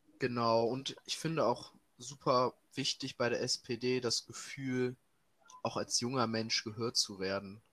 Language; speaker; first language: German; native; German